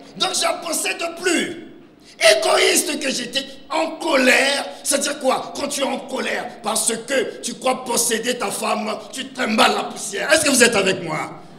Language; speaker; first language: French; non-native, local second language; Lingala